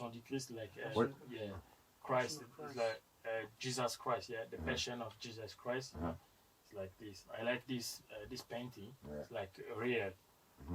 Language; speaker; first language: English; non-native, learner; French